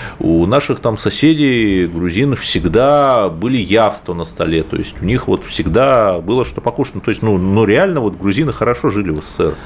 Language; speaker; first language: Russian; native; Russian